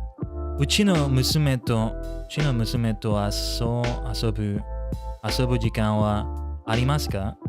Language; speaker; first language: Japanese; non-native, learner; English